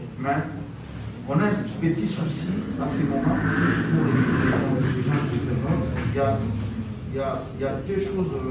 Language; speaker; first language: French; non-native, local second language; Lingala